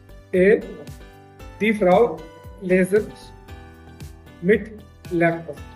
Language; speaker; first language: German; non-native, learner; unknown